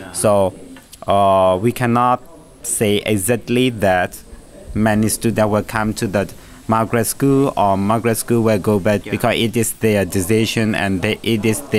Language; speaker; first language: English; non-native, learner; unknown